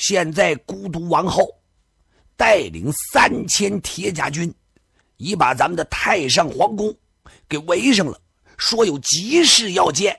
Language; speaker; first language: Chinese; native; Chinese